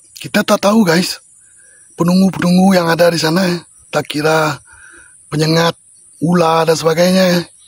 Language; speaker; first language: Malay; non-native, local second language; Iban